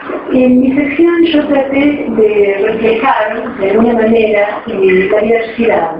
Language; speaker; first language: Spanish; native; Spanish